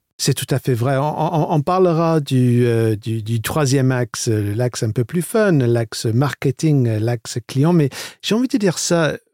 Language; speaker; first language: French; non-native, fluent; English